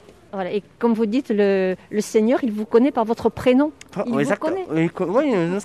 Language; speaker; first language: French; native; French